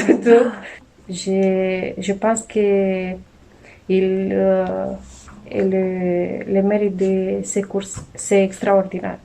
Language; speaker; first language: French; non-native, learner; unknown